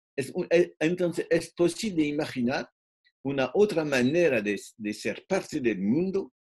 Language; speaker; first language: Spanish; non-native, fluent; French